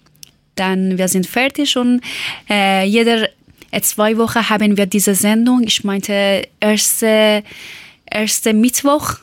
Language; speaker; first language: German; non-native, learner; Persian